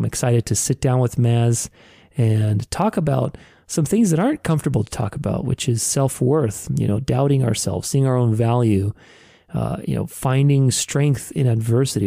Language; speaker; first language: English; native; English